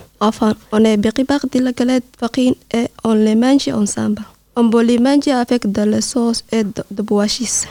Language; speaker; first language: French; non-native, learner; Somali